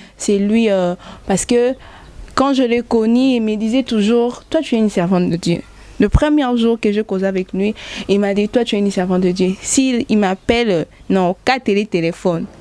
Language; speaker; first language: French; non-native, local second language; Lingala